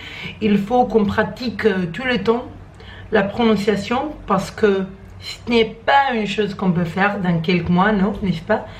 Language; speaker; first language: French; non-native, learner; Croatian